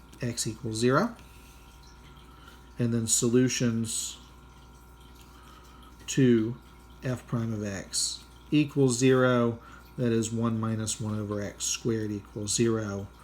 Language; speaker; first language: English; native; English